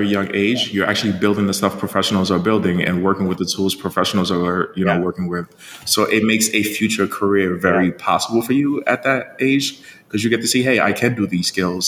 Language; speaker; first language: English; early bilingual, other home language; Haitian Creole